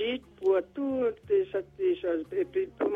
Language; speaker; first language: French; non-native, local second language; Réunion Creole French